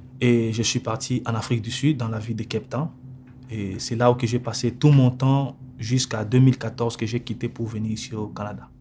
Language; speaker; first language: French; non-native, local second language; Lingala